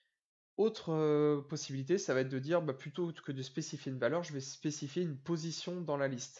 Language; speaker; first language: French; native; French